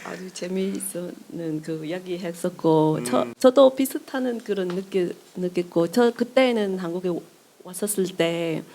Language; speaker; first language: Korean; non-native, learner; Vietnamese